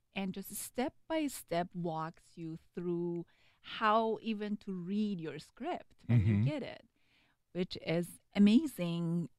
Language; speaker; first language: English; non-native, fluent; Persian